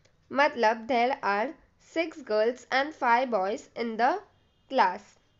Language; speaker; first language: English; non-native, local second language; Hindi